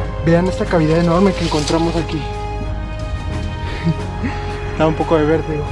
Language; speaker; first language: Spanish; native; Spanish